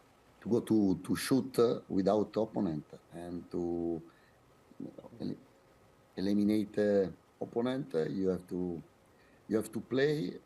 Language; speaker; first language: English; non-native, fluent; Italian